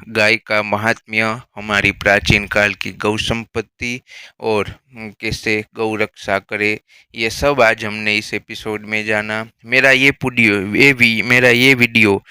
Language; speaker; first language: Hindi; non-native, local second language; Gujarati